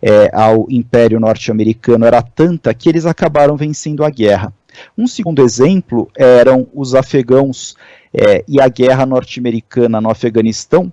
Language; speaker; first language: Portuguese; native; Portuguese